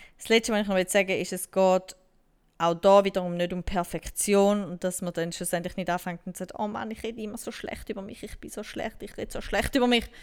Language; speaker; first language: German; native; German